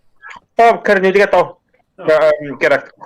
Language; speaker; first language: Welsh; native; Welsh